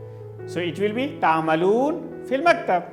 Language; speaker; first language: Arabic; non-native, fluent; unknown